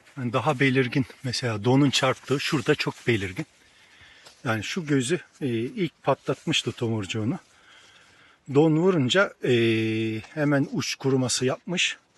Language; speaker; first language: Turkish; native; Turkish